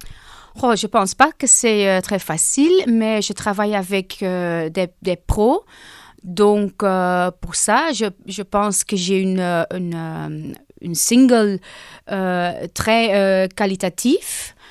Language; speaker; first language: French; non-native, local second language; Dutch